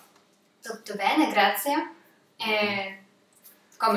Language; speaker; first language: Italian; non-native, learner; Russian